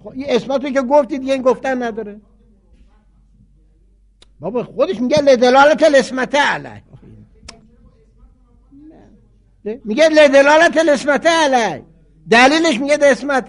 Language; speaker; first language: Persian; native; Persian